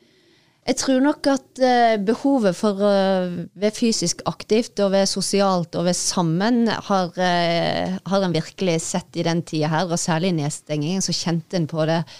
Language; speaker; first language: Norwegian; native; Norwegian